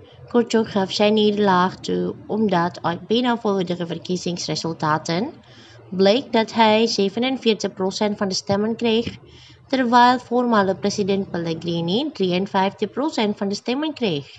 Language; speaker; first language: Dutch; non-native, fluent; Indonesian